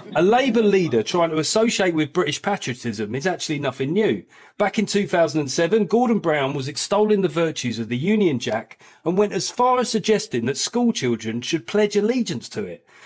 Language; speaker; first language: English; native; English